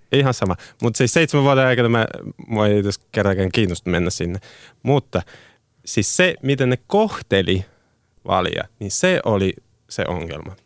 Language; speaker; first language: Finnish; non-native, fluent; Russian